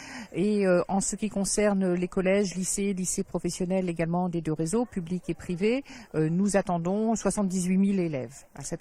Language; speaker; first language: French; native; French